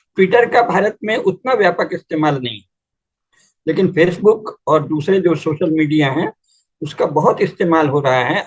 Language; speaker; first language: Hindi; native; Hindi